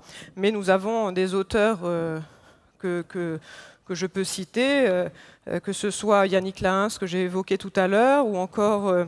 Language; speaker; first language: French; non-native, local second language; Haitian Creole